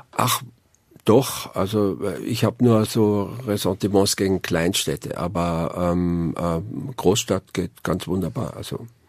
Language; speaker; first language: German; native; German